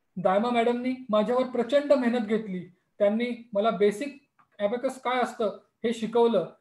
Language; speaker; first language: Marathi; non-native, local second language; Hindi